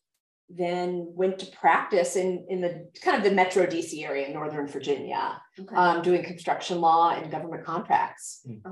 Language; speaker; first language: English; native; English